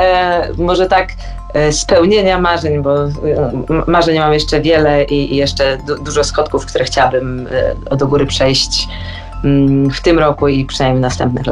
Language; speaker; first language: Polish; native; Polish